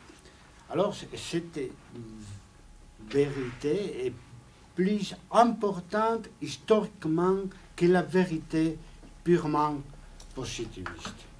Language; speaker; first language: French; non-native, fluent; Spanish